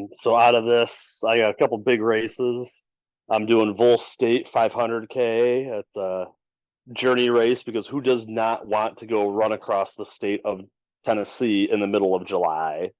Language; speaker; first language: English; native; English